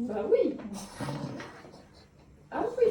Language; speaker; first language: French; native; French